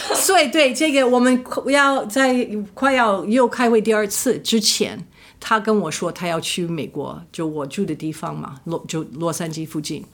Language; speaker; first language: Chinese; non-native, fluent; English